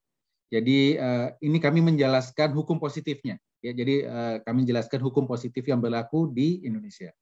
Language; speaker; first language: Indonesian; native; Indonesian